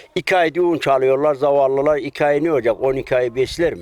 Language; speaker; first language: Turkish; native; Turkish